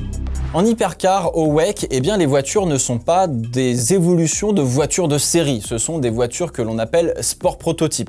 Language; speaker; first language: French; native; French